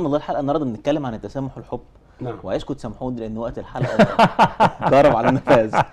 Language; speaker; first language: Arabic; native; Arabic